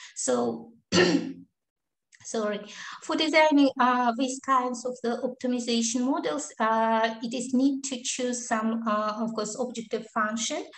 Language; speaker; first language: English; non-native, learner; Kazakh